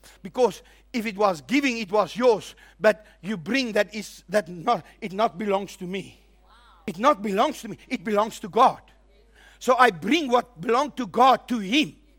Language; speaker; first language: English; non-native, local second language; Afrikaans